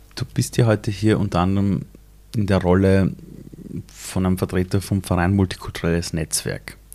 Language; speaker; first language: German; early bilingual, other home language; Persian